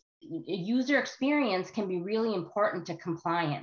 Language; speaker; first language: English; native; English